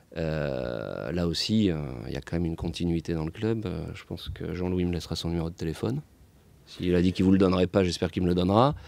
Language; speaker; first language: French; native; French